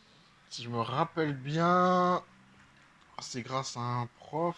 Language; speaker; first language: French; native; French